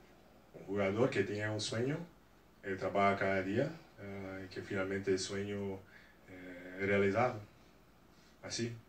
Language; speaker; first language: Spanish; non-native, learner; English